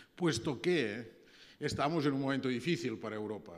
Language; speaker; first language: Spanish; native; Spanish